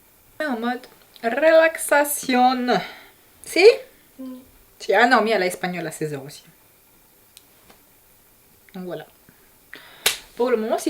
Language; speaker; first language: French; native; French